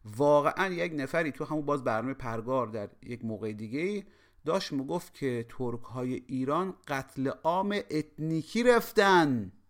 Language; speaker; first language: Persian; native; Persian